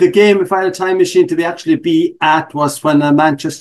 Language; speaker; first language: English; native; English